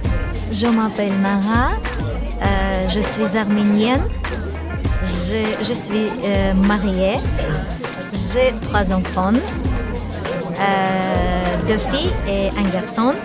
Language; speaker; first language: French; non-native, learner; Armenian